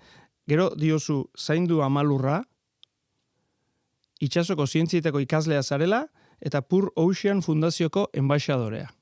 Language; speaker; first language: Basque; native; Basque